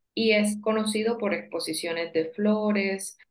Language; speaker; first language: Spanish; native; Spanish